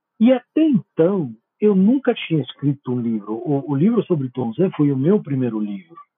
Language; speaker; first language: Portuguese; non-native, fluent; Italian